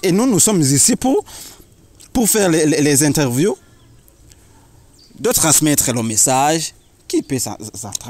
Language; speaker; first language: French; non-native, learner; Rundi